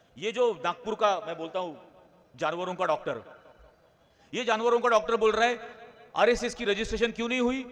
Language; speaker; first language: Hindi; non-native, local second language; Marathi